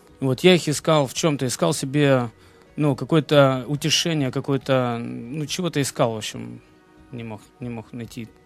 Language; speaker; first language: Russian; native; Russian